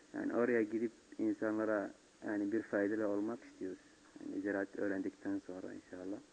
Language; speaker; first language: Turkish; non-native, learner; Somali